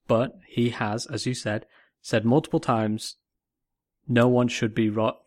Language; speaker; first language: English; native; English